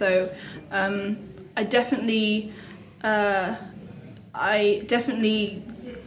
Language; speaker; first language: English; native; English